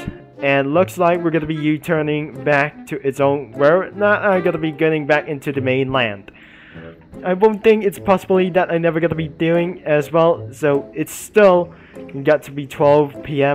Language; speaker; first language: English; non-native, learner; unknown